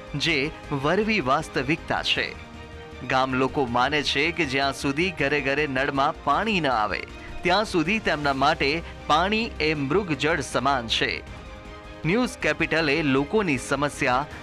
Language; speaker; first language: Gujarati; native; Gujarati